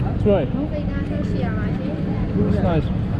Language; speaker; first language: English; non-native, learner; Turkish